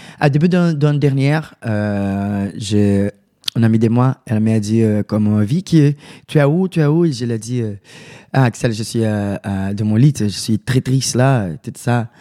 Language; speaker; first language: French; non-native, learner; Portuguese